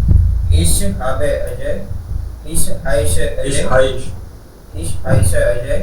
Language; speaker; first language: German; non-native, learner; Gujarati